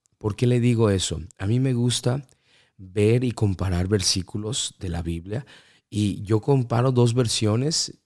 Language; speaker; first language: Spanish; early bilingual, heritage; Spanish